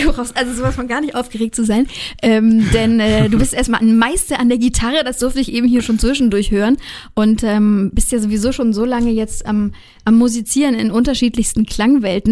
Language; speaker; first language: German; native; German